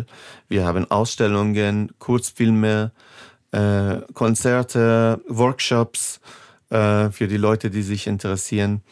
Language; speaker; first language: German; non-native, fluent; Persian